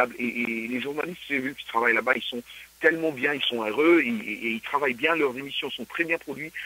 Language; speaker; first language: French; non-native, local second language; Luba-Lulua